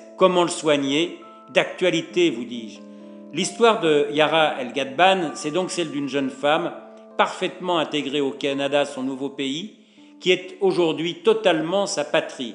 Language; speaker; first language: French; native; French